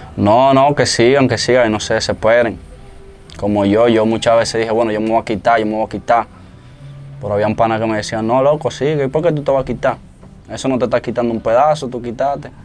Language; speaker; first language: Spanish; native; Spanish